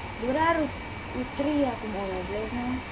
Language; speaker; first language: Bulgarian; native; Bulgarian